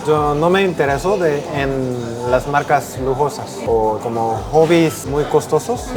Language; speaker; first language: Spanish; non-native, fluent; Korean